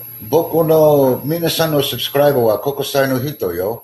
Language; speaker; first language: Japanese; non-native, learner; English